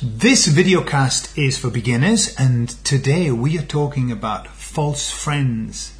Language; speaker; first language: English; native; English